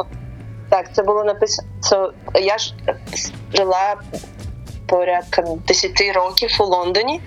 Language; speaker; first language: Ukrainian; non-native, local second language; Russian